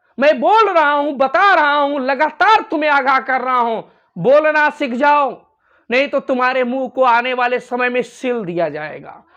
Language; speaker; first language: Hindi; non-native, local second language; Bhojpuri